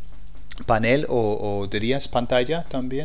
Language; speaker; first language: Spanish; non-native, fluent; English